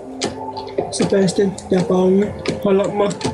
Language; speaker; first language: Danish; native; Danish